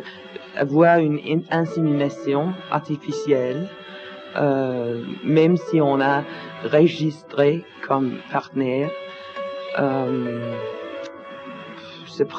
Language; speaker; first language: French; non-native, learner; Danish